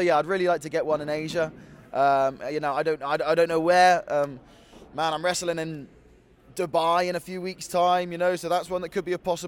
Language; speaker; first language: English; native; English